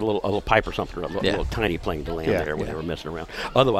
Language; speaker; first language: English; native; English